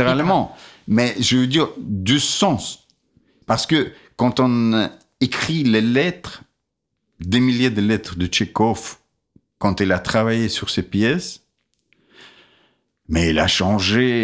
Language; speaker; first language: French; non-native, fluent; Russian